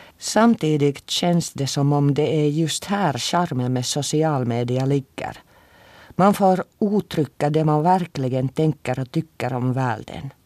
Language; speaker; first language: Swedish; non-native, local second language; Finnish